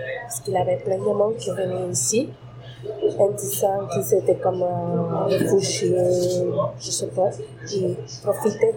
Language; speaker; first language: French; non-native, fluent; Spanish